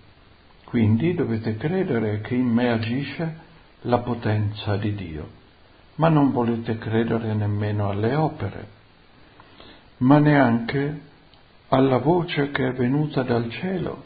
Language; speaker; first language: Italian; native; Italian